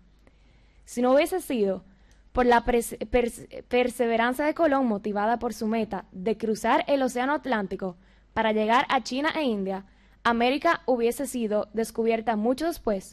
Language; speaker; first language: Spanish; early bilingual, heritage; Spanish